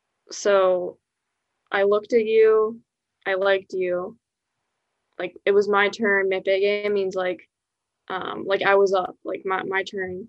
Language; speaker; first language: English; early bilingual, other home language; Spanish